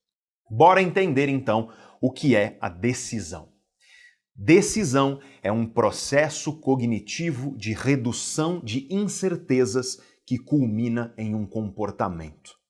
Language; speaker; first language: Portuguese; native; Portuguese